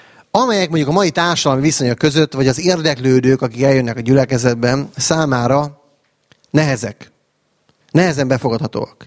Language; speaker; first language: Hungarian; native; Hungarian